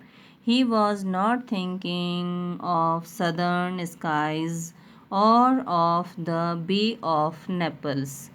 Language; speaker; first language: English; non-native, local second language; Hindi